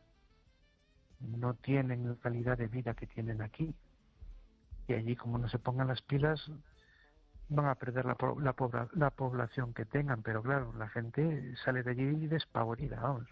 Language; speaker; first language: Spanish; native; Spanish